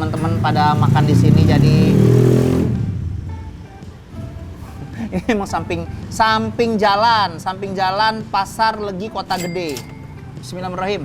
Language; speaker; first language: Indonesian; native; Indonesian